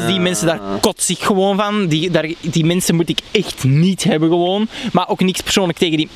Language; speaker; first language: Dutch; native; Dutch